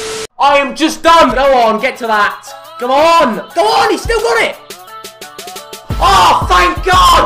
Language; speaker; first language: English; native; English